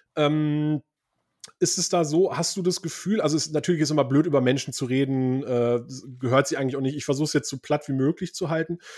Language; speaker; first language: German; early bilingual, other home language; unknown